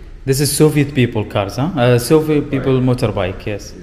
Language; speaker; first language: English; non-native, learner; Arabic